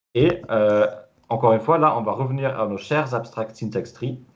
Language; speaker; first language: French; non-native, fluent; German